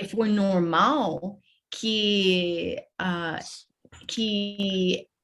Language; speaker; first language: Portuguese; non-native, learner; English